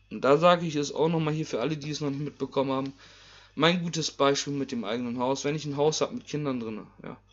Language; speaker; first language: German; native; German